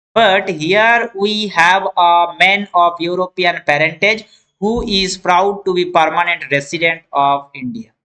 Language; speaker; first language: English; non-native, local second language; Bangla